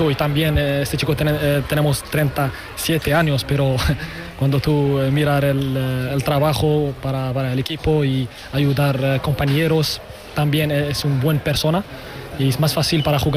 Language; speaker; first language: Spanish; non-native, learner; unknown